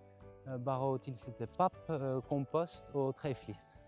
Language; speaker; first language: Norwegian; non-native, fluent; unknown